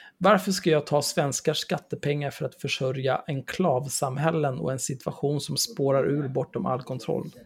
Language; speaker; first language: Swedish; native; Swedish